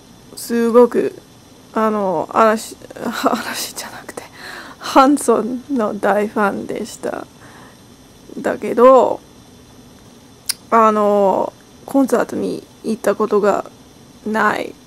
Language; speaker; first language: Japanese; non-native, learner; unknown